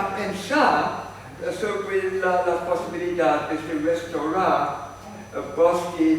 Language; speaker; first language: Spanish; non-native, fluent; English